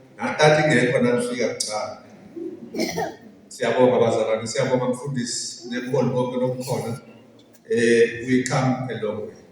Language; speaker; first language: Zulu; non-native, local second language; Swati